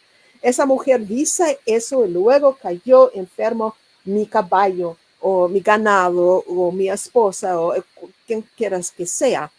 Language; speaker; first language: Spanish; non-native, learner; English